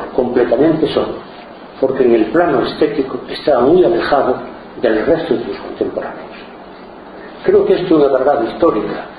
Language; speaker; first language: Spanish; non-native, local second language; Galician